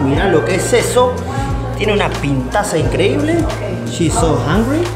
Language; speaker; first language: Spanish; native; Spanish